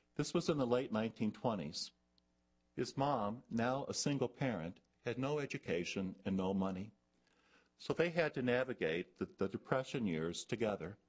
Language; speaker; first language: English; native; English